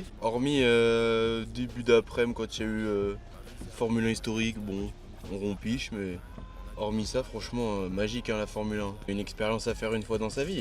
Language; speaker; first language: French; native; French